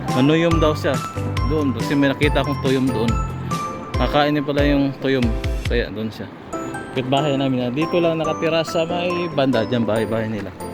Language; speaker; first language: Filipino; non-native, local second language; Cebuano